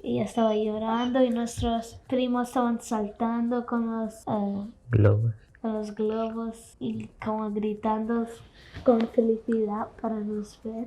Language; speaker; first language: Spanish; early bilingual, heritage; Spanish